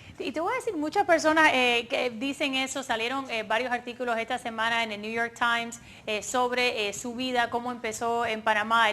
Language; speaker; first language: Spanish; early bilingual, other home language; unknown